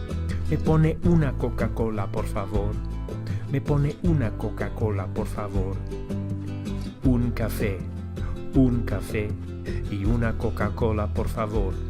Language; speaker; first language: Spanish; non-native, fluent; English